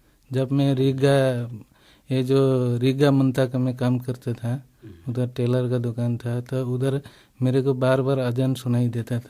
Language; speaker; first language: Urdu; non-native, learner; Nepali